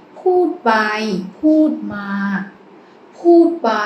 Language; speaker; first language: Thai; non-native, fluent; Burmese